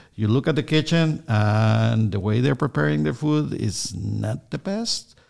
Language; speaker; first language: English; non-native, fluent; Spanish